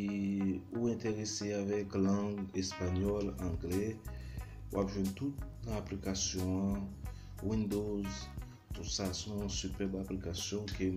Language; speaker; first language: French; non-native, learner; Haitian Creole